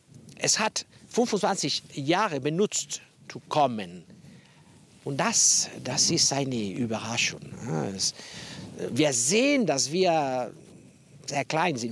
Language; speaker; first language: German; non-native, learner; Spanish